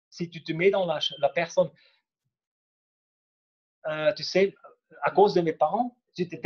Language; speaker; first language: French; non-native, fluent; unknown